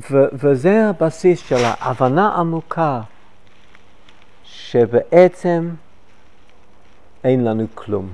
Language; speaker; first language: Hebrew; non-native, fluent; English